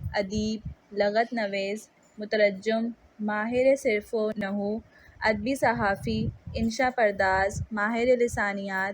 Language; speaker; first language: Urdu; native; Urdu